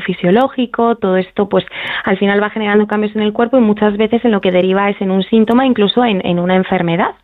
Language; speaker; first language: Spanish; native; Spanish